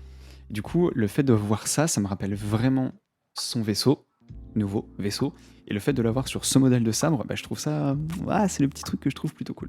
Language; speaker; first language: French; native; French